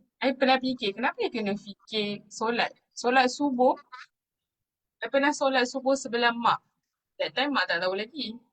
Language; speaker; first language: Malay; non-native, local second language; Tamil